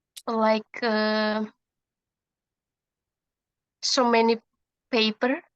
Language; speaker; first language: English; non-native, learner; Indonesian